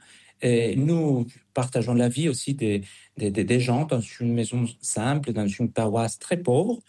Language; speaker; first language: French; non-native, fluent; Spanish